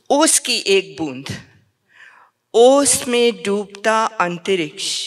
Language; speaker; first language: Hindi; native; Hindi